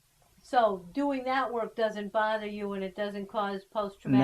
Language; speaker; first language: English; native; English